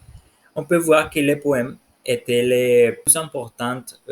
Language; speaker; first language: French; non-native, learner; Spanish